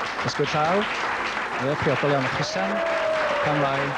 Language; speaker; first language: Welsh; native; Welsh